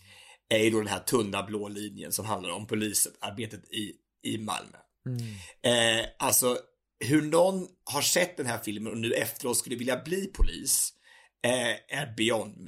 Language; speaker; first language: Swedish; native; Swedish